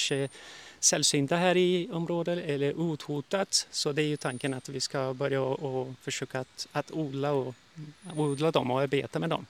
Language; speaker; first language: Swedish; early bilingual, heritage; Portuguese